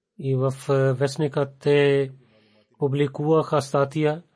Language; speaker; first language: Bulgarian; non-native, learner; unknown